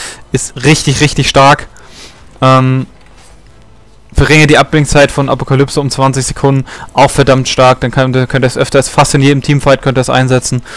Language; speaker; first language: German; native; German